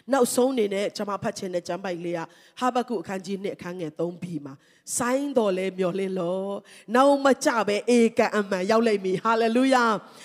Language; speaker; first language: Burmese; non-native, local second language; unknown